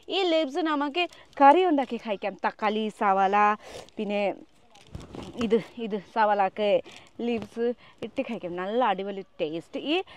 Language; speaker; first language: Malayalam; non-native, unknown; Nepali